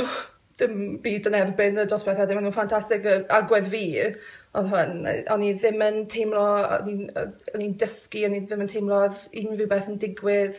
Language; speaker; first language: Welsh; non-native, local second language; English